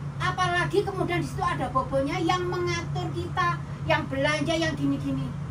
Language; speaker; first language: Indonesian; non-native, local second language; Javanese